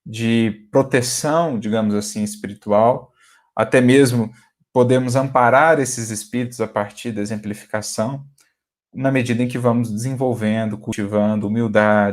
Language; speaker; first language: Portuguese; native; Portuguese